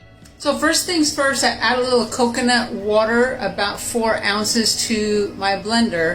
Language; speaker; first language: English; native; English